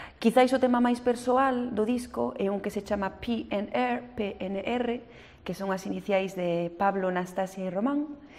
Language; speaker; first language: Galician; early bilingual, heritage; French